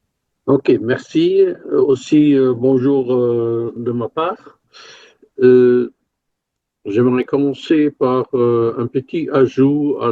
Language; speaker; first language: French; non-native, fluent; German